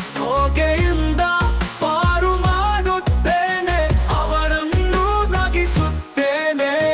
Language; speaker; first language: Kannada; native; Kannada